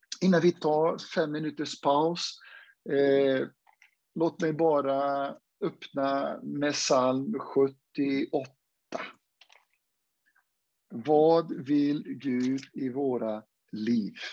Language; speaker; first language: Swedish; non-native, fluent; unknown